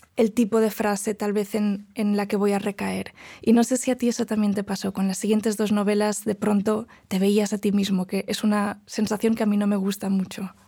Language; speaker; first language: Spanish; non-native, local second language; Galician